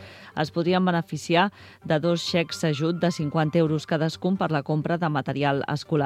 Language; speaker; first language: Catalan; native; Catalan